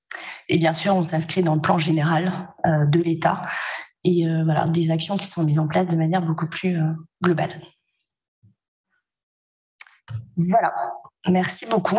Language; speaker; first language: French; native; French